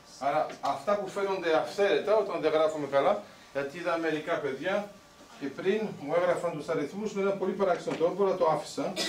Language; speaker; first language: Greek; early bilingual, heritage; Greek